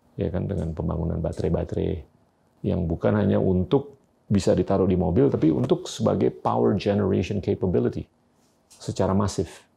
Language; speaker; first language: Indonesian; native; Indonesian